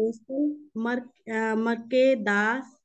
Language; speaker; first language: Spanish; non-native, learner; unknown